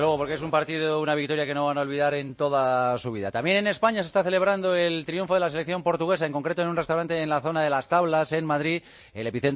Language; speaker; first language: Spanish; native; Spanish